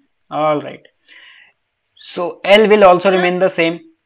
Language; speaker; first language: English; non-native, local second language; Hindi